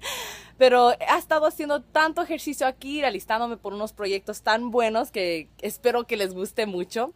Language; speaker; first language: Spanish; early bilingual, other home language; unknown